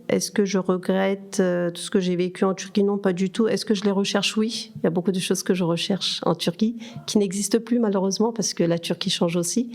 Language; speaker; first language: French; early bilingual, other home language; Turkish